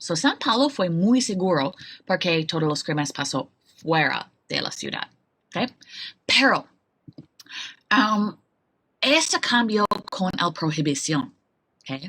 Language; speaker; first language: Spanish; non-native, fluent; English